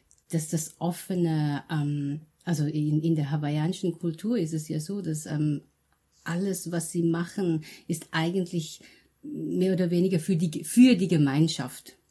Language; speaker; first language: German; early bilingual, other home language; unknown